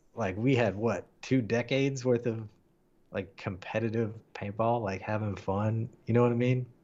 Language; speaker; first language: English; native; English